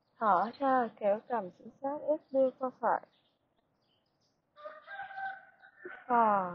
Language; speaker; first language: Vietnamese; native; Vietnamese